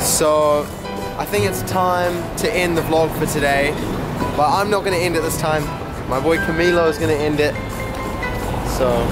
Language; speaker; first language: English; native; English